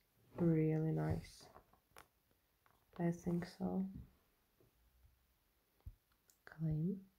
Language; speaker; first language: English; non-native, learner; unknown